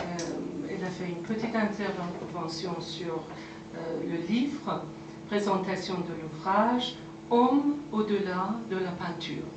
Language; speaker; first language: French; non-native, fluent; Persian